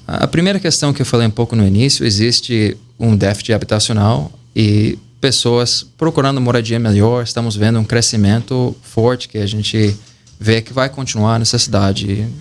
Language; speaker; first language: Portuguese; non-native, fluent; English